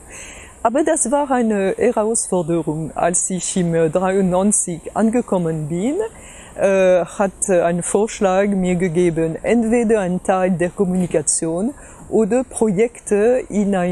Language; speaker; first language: German; non-native, fluent; French